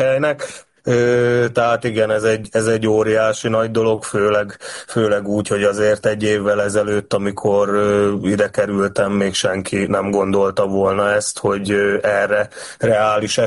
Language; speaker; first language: Hungarian; native; Hungarian